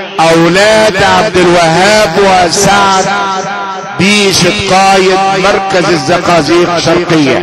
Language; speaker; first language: Arabic; native; Arabic